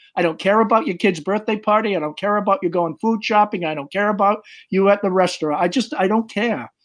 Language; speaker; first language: English; native; English